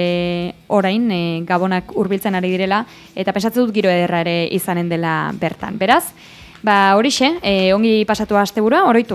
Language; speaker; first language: Basque; native; Basque